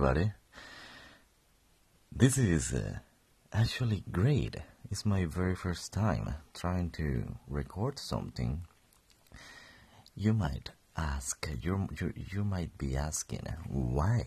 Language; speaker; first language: English; non-native, fluent; Spanish